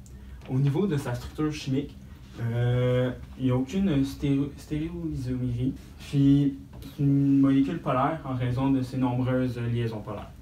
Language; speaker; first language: French; native; French